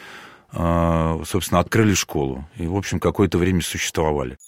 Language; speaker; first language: Russian; native; Russian